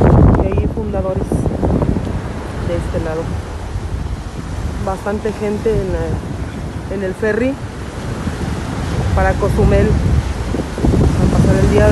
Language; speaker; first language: Spanish; native; Spanish